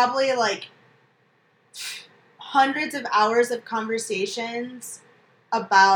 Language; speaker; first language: English; native; English